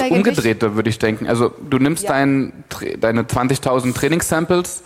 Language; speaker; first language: German; native; German